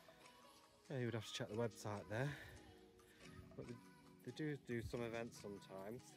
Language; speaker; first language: English; native; English